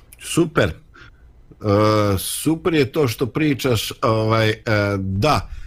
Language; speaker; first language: Bosnian; native; Bosnian